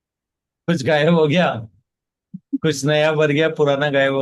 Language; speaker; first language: Hindi; native; Hindi